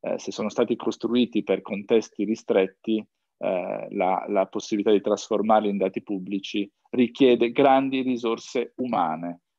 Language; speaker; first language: Italian; native; Italian